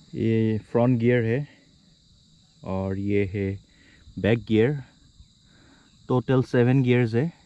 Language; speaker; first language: Hindi; non-native, local second language; Assamese